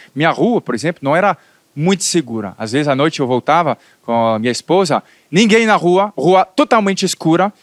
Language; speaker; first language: Portuguese; non-native, fluent; French